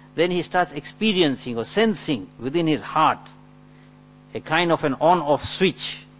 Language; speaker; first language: English; native; English